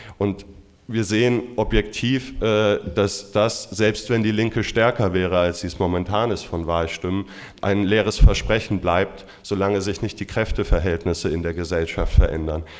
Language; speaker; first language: German; native; German